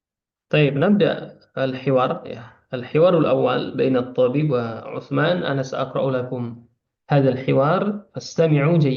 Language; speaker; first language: Arabic; non-native, fluent; Indonesian